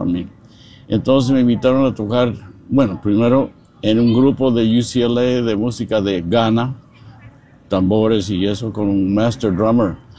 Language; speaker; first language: Spanish; non-native, fluent; English